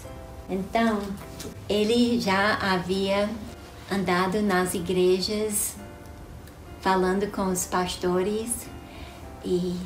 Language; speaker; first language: Portuguese; non-native, fluent; English